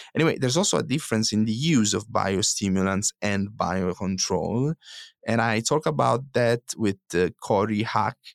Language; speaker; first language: English; non-native, fluent; Italian